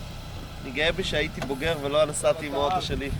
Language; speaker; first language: Hebrew; native; Hebrew